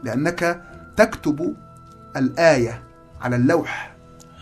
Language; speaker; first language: Arabic; native; Arabic